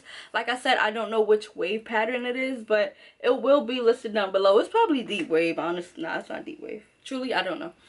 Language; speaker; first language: English; native; English